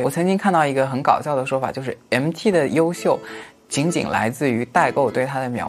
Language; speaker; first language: Chinese; native; Chinese